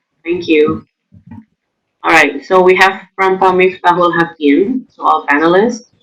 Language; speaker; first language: English; non-native, fluent; Indonesian